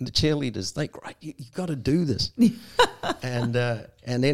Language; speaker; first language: English; native; English